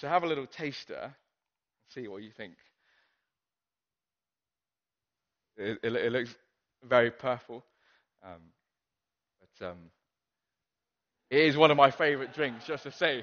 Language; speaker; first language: English; non-native, local second language; Cantonese